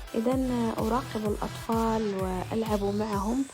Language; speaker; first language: Arabic; native; Arabic